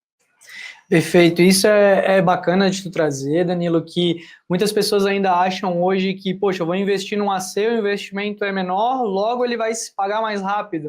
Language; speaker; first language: Portuguese; native; Portuguese